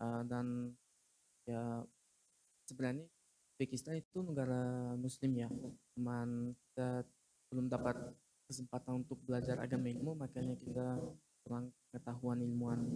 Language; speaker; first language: Indonesian; non-native, fluent; Uzbek